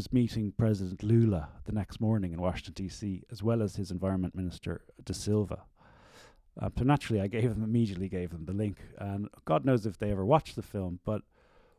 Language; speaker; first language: English; native; English